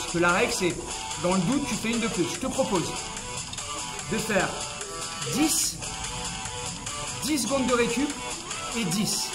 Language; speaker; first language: French; native; French